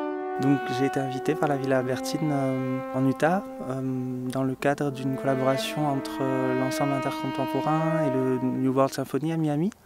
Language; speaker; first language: French; native; French